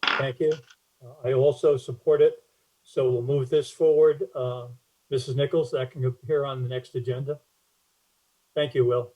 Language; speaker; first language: English; native; English